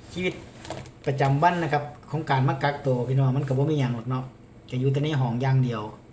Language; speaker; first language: Thai; native; Thai